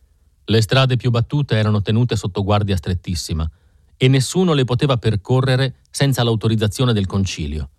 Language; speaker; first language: Italian; native; Italian